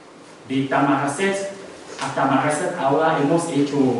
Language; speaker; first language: Spanish; non-native, learner; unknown